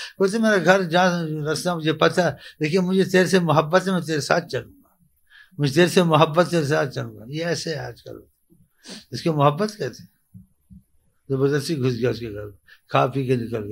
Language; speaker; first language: Urdu; native; Urdu